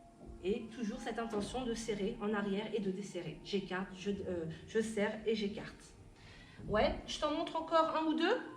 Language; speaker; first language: French; native; French